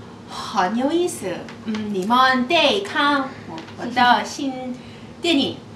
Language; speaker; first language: Chinese; non-native, learner; English